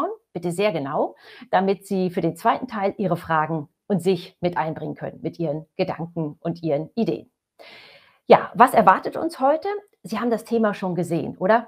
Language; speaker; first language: German; native; German